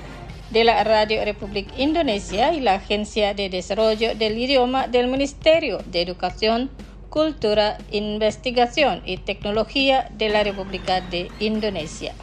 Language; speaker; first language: Spanish; non-native, fluent; Indonesian